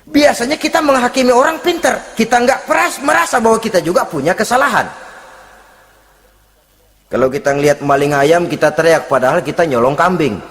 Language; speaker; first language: Indonesian; native; Indonesian